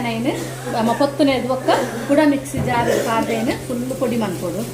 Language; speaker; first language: Kannada; non-native, local second language; Tulu